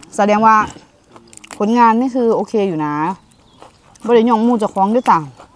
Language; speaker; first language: Thai; native; Thai